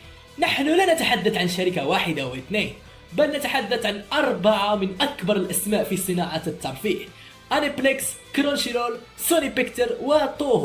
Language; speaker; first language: Arabic; native; Arabic